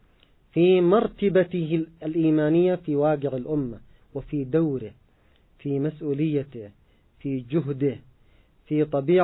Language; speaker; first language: Arabic; native; Arabic